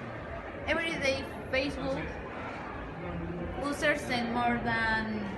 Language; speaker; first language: English; non-native, learner; Spanish